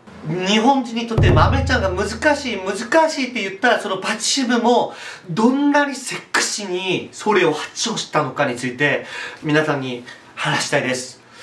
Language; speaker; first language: Japanese; non-native, fluent; Korean